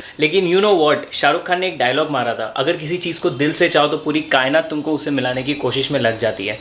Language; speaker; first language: Hindi; native; Hindi